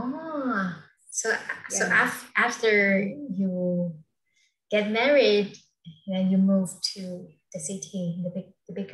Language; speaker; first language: English; non-native, fluent; Vietnamese